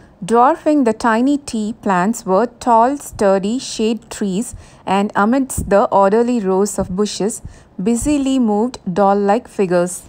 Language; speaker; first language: English; non-native, local second language; Tamil